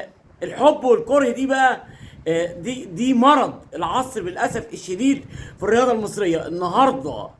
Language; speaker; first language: Arabic; native; Arabic